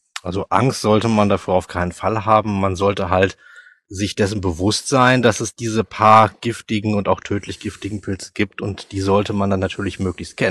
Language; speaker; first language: German; native; German